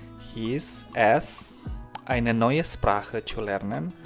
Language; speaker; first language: German; non-native, fluent; Indonesian